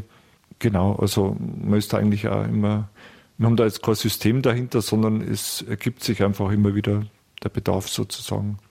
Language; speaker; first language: German; native; German